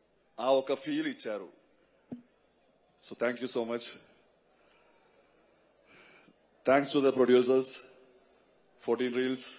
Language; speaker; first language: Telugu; non-native, learner; Malayalam